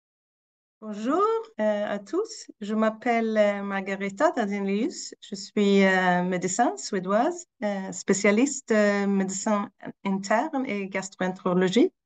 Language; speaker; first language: French; non-native, fluent; Swedish